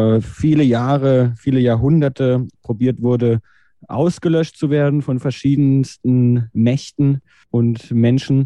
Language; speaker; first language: German; native; German